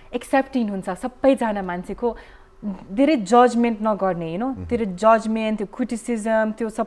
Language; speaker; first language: Nepali; early bilingual, heritage; English